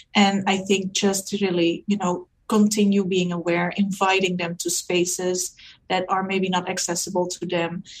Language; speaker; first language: English; non-native, fluent; Dutch